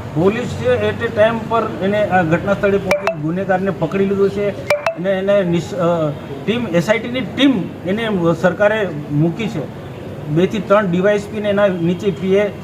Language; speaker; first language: Gujarati; native; Gujarati